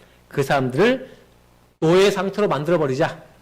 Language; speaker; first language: Korean; native; Korean